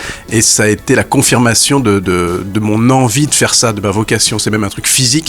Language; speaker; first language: French; native; French